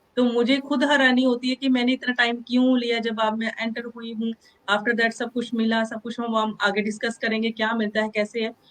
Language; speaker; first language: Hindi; non-native, local second language; Punjabi